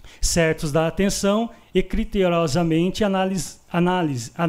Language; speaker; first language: Portuguese; native; Portuguese